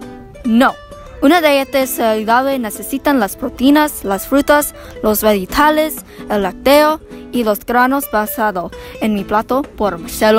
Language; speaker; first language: Spanish; non-native, learner; English